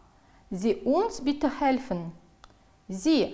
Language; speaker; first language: German; non-native, fluent; Uzbek